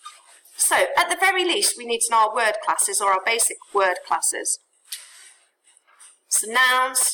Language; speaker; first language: English; native; English